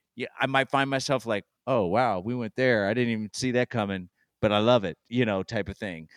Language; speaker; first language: English; native; English